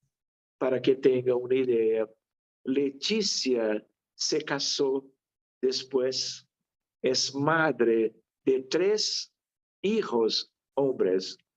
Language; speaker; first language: Spanish; non-native, fluent; Portuguese